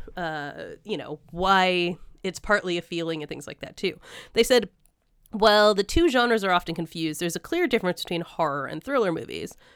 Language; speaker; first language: English; native; English